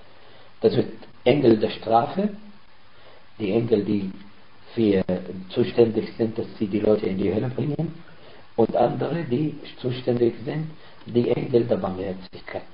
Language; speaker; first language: German; non-native, fluent; Arabic